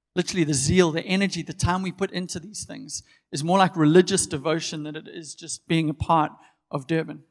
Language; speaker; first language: English; native; English